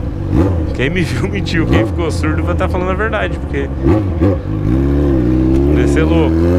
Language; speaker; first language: Portuguese; native; Portuguese